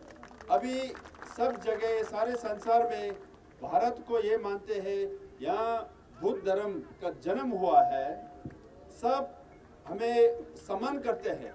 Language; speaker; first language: Hindi; non-native, learner; Tibetan